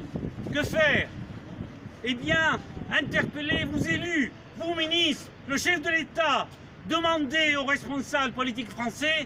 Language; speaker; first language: French; non-native, fluent; Arabic